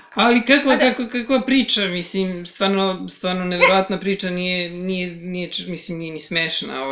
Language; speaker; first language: Serbian; native; Serbian